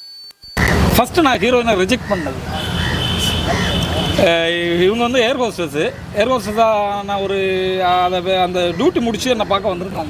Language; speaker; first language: Tamil; native; Tamil